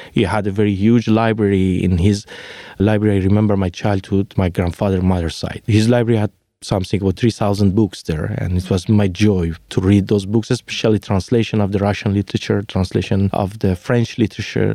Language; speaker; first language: English; non-native, fluent; Persian